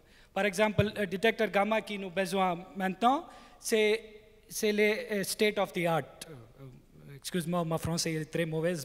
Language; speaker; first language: French; non-native, learner; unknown